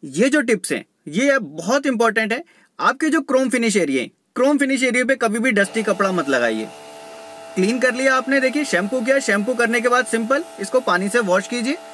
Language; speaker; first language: Hindi; native; Hindi